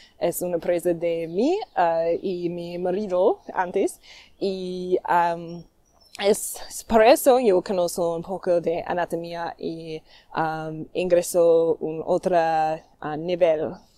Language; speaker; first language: Spanish; non-native, learner; English